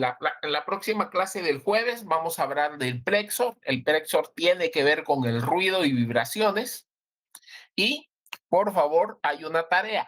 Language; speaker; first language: Spanish; native; Spanish